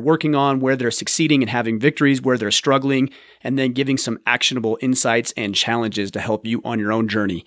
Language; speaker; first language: English; native; English